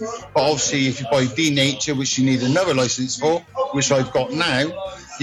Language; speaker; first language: English; native; English